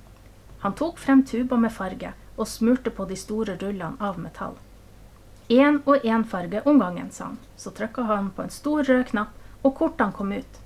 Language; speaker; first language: Norwegian; native; Norwegian